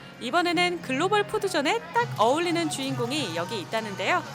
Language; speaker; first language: Korean; native; Korean